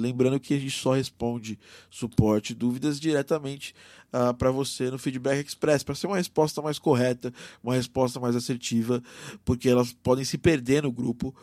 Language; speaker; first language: Portuguese; native; Portuguese